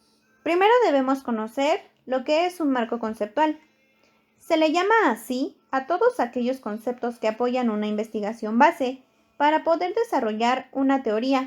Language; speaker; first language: Spanish; native; Spanish